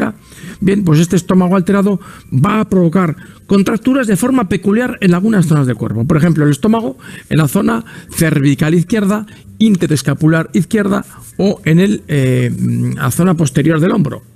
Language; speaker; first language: Spanish; native; Spanish